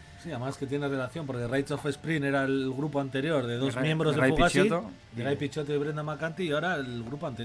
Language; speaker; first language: Spanish; native; Spanish